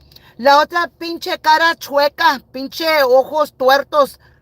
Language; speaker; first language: Spanish; early bilingual, heritage; Spanish